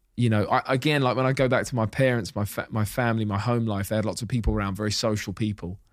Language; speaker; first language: English; native; English